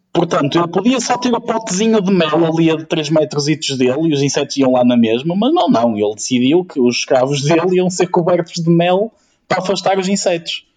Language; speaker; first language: Portuguese; non-native, fluent; Ukrainian